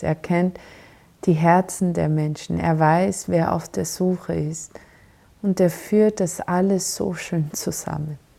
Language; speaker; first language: German; non-native, fluent; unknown